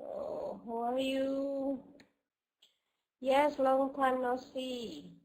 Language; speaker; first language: English; non-native, fluent; Indonesian